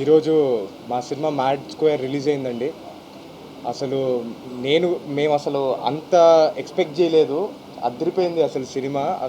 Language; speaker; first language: Telugu; non-native, fluent; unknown